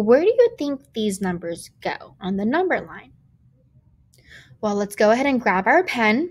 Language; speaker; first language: English; native; English